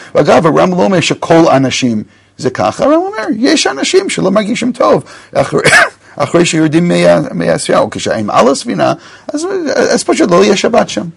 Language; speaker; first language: Hebrew; non-native, fluent; English